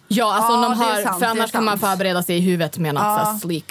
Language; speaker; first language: Swedish; native; Swedish